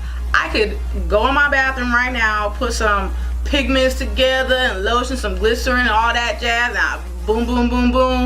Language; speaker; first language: English; native; English